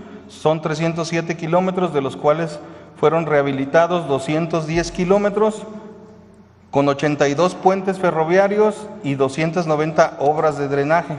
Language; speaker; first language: Spanish; native; Spanish